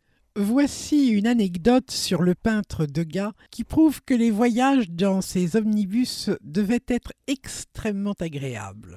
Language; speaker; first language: French; native; French